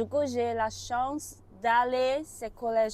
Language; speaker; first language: French; non-native, learner; Vietnamese